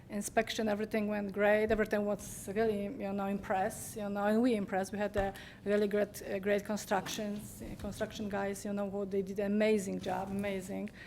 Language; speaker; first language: English; non-native, learner; Polish